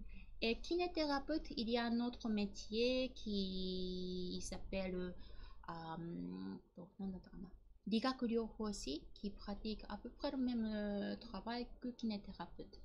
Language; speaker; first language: French; non-native, learner; Japanese